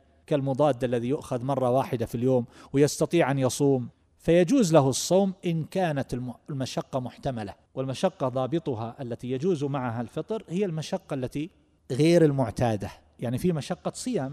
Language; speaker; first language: Arabic; native; Arabic